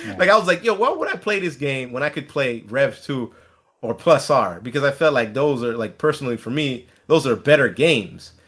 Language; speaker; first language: English; native; English